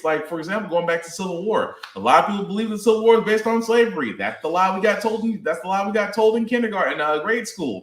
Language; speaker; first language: English; native; English